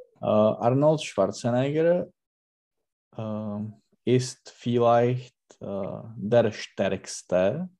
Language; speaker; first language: German; non-native, learner; Czech